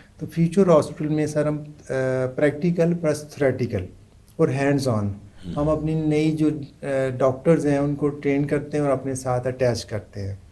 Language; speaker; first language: Urdu; non-native, local second language; Punjabi